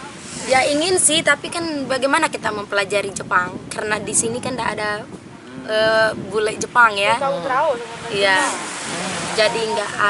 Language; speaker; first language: Indonesian; non-native, local second language; Sasak